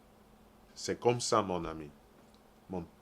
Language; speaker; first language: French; non-native, learner; English